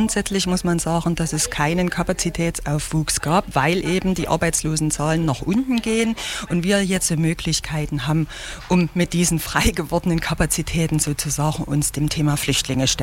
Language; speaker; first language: German; native; German